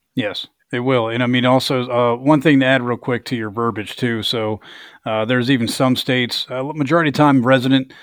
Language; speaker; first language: English; native; English